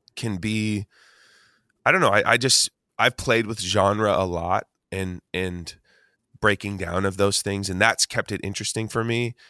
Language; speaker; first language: English; native; English